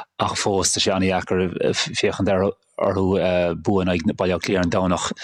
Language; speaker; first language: Irish; native; Irish